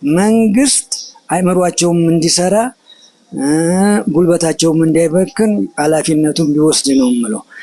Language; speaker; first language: Amharic; native; Amharic